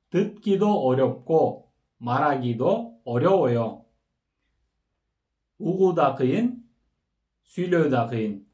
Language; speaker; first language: Korean; non-native, fluent; Kyrgyz